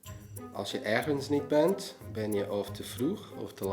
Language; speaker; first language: Dutch; non-native, learner; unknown